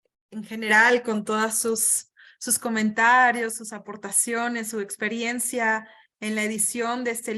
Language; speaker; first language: Spanish; native; Spanish